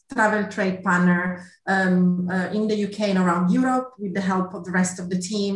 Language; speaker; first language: English; non-native, fluent; Italian